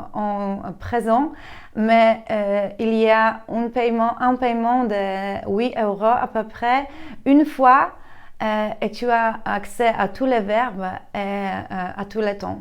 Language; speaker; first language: French; non-native, fluent; Polish